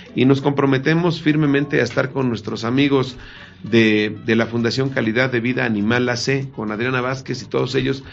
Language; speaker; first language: Spanish; native; Spanish